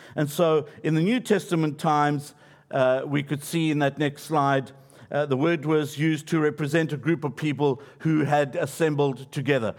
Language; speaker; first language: English; native; English